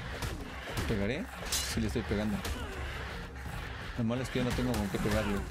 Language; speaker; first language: Spanish; native; Spanish